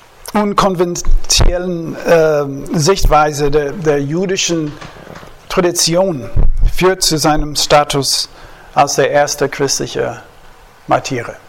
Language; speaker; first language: German; non-native, fluent; English